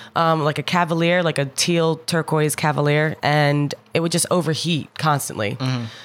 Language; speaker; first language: English; native; English